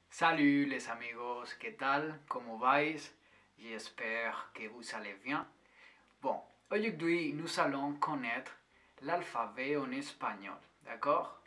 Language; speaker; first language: French; non-native, fluent; Spanish